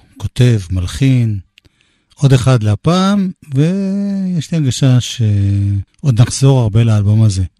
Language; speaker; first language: Hebrew; native; Hebrew